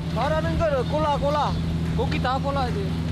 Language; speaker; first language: Korean; non-native, learner; Vietnamese